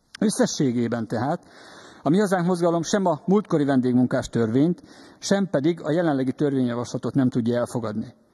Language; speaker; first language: Hungarian; native; Hungarian